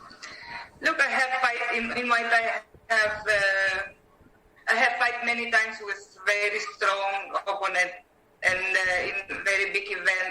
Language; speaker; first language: English; non-native, learner; Greek